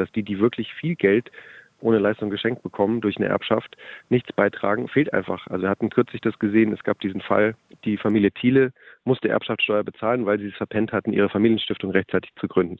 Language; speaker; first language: German; native; German